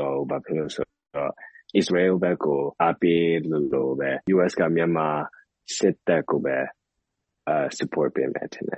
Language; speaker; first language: Burmese; early bilingual, heritage; Burmese